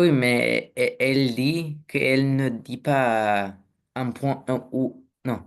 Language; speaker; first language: French; non-native, learner; Romanian